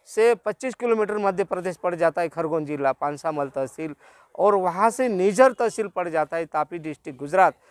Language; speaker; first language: Hindi; non-native, local second language; Marathi